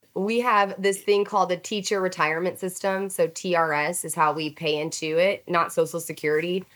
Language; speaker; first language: English; native; English